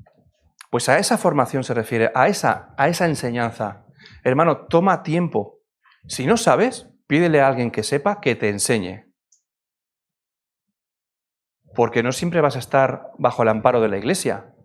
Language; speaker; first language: Spanish; native; Spanish